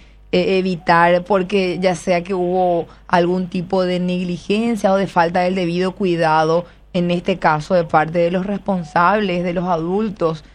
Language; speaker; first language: Spanish; native; Spanish